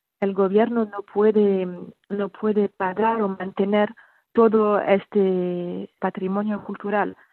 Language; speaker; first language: Spanish; non-native, fluent; French